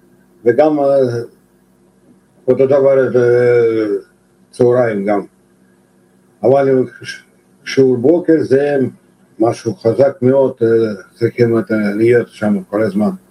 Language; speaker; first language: Hebrew; non-native, fluent; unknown